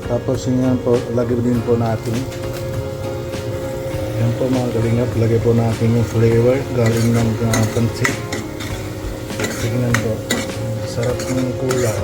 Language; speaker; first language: Filipino; non-native, local second language; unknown